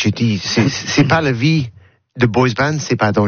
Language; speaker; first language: French; non-native, learner; English